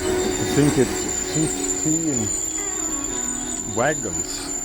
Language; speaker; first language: English; non-native, fluent; Swedish